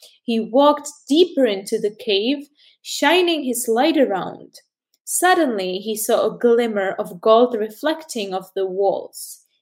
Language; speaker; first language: English; non-native, fluent; Czech